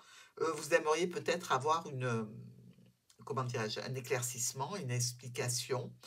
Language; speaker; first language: French; native; French